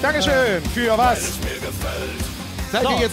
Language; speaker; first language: German; native; German